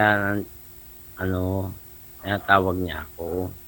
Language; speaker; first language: Filipino; non-native, local second language; Cebuano